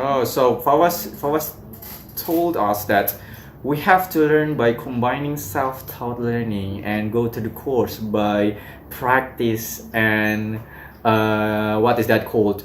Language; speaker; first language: English; non-native, fluent; Indonesian